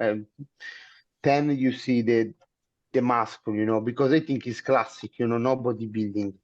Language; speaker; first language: English; non-native, learner; Italian